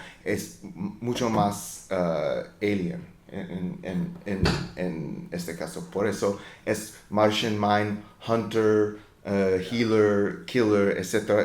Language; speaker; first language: Spanish; non-native, learner; English